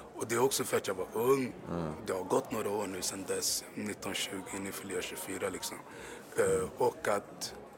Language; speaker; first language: Swedish; native; Swedish